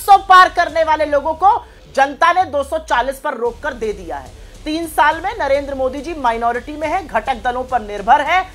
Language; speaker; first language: Hindi; native; Hindi